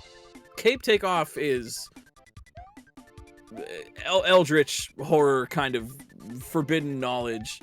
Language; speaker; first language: English; native; English